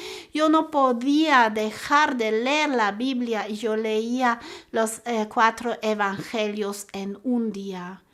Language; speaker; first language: Spanish; non-native, fluent; German